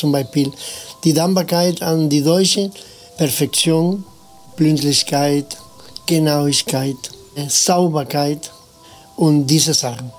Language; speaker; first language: German; non-native, fluent; Spanish